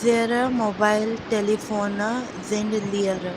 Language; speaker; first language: German; non-native, learner; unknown